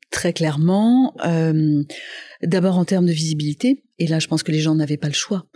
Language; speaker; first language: French; non-native, local second language; Arabic